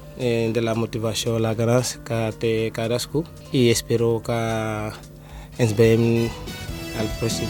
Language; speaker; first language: Catalan; non-native, learner; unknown